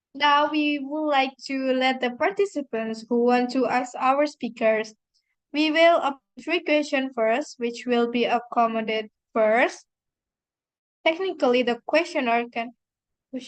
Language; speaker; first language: English; non-native, fluent; Indonesian